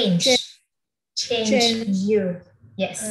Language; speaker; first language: English; non-native, fluent; Vietnamese